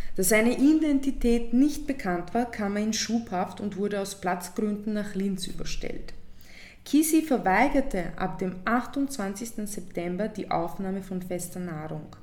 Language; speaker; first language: German; early bilingual, other home language; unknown